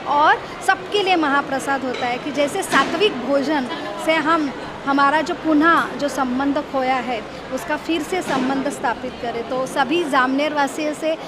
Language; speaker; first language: Hindi; non-native, local second language; Marathi